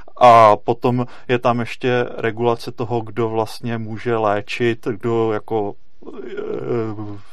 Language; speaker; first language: Czech; native; Czech